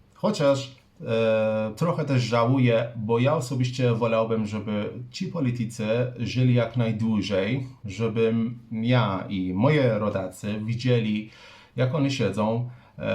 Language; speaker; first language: Polish; non-native, fluent; Persian